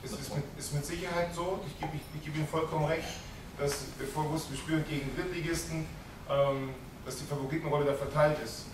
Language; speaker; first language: German; native; German